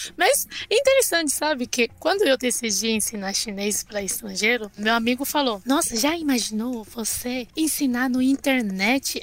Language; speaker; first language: Portuguese; non-native, fluent; Chinese